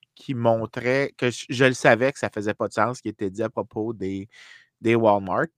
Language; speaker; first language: French; native; French